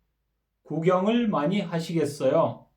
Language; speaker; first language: Korean; non-native, fluent; Kyrgyz